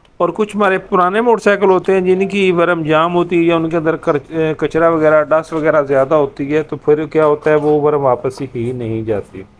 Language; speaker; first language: Urdu; non-native, local second language; Punjabi